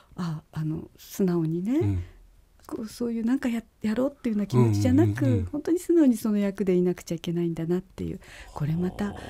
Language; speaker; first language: Japanese; native; Japanese